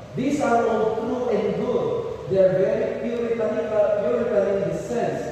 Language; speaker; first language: English; non-native, local second language; Filipino